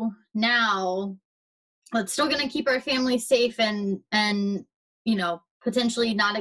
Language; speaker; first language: English; native; English